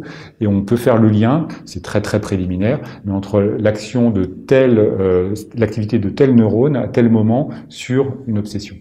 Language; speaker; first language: French; native; French